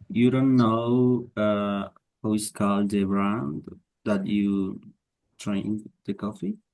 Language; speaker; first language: English; non-native, learner; Spanish